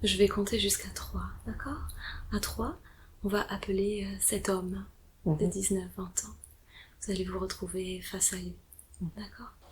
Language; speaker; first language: French; native; French